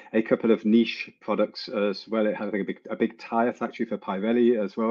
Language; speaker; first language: English; native; English